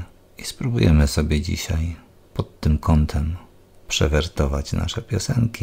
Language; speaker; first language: Polish; native; Polish